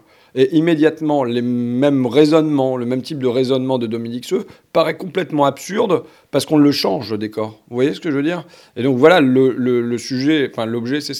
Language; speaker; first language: French; native; French